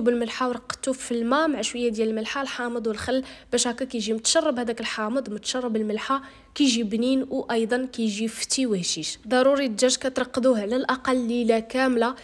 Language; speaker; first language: Arabic; native; Arabic